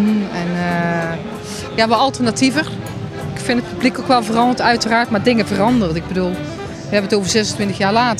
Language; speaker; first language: Dutch; native; Dutch